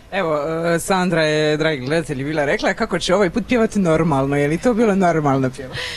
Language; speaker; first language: Croatian; native; Croatian